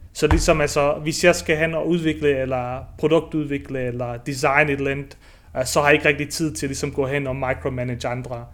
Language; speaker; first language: Danish; early bilingual, other home language; Bosnian